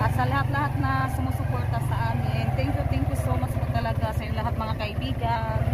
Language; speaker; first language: Filipino; non-native, local second language; Cebuano